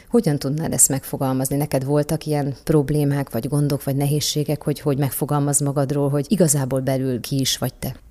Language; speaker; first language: Hungarian; native; Hungarian